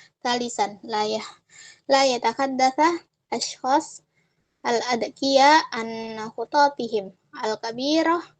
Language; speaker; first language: Arabic; non-native, learner; Indonesian